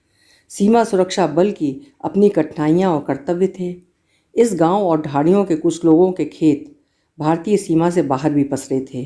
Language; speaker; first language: Hindi; native; Hindi